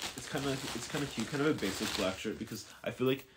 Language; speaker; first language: English; native; English